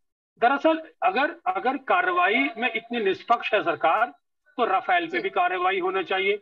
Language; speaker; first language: Hindi; native; Hindi